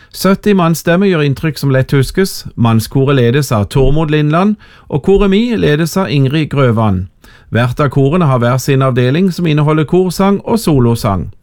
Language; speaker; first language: Norwegian; native; Norwegian